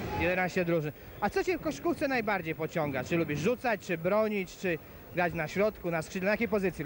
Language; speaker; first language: Polish; native; Polish